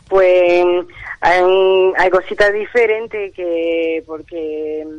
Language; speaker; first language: Spanish; non-native, fluent; French